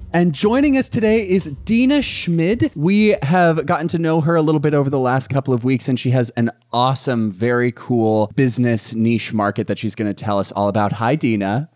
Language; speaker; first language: English; native; English